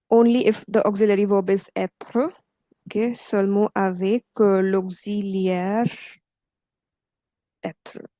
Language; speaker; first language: French; non-native, fluent; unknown